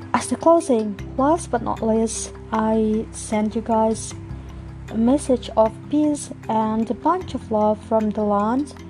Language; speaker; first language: English; non-native, fluent; Indonesian